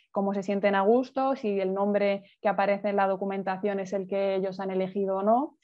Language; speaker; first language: Spanish; native; Spanish